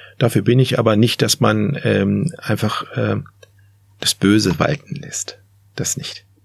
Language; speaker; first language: German; early bilingual, other home language; Turkish